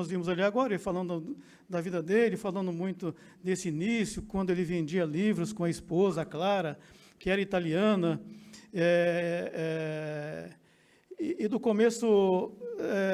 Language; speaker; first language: Portuguese; native; Portuguese